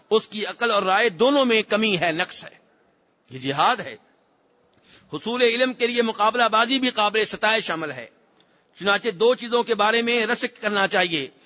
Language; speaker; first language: Urdu; native; Urdu